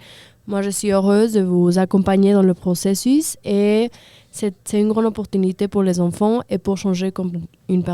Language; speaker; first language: French; non-native, fluent; Spanish